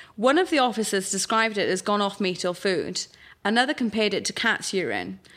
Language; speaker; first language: English; native; English